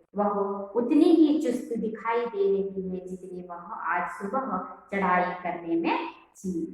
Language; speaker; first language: Hindi; non-native, local second language; Kannada